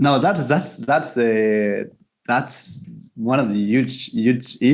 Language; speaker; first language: English; non-native, fluent; French